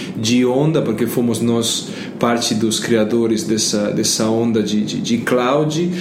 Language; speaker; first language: Portuguese; non-native, fluent; Italian